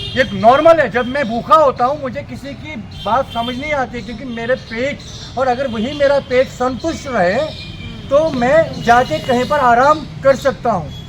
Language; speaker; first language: Hindi; non-native, local second language; Kashmiri